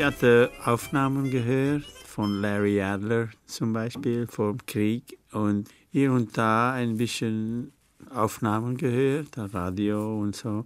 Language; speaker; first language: German; non-native, fluent; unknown